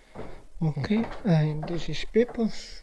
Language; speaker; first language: English; non-native, learner; Croatian